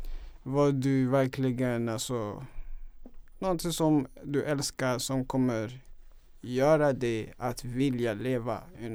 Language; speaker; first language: Swedish; non-native, fluent; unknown